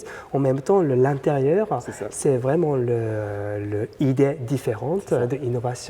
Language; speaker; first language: French; non-native, learner; Japanese